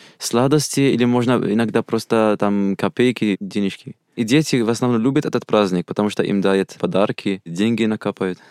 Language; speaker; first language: Russian; non-native, fluent; Arabic